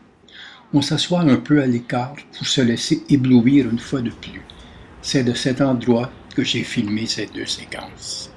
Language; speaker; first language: French; native; French